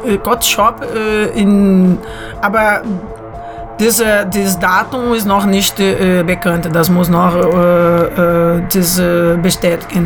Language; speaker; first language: German; non-native, learner; Portuguese